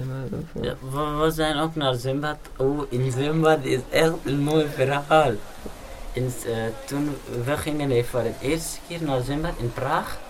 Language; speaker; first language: Dutch; non-native, learner; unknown